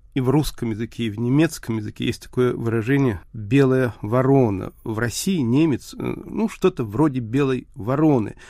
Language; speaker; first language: Russian; native; Russian